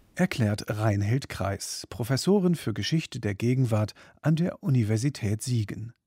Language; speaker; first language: German; native; German